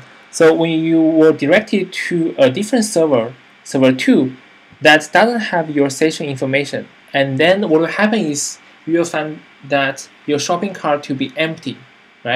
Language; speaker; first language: English; non-native, fluent; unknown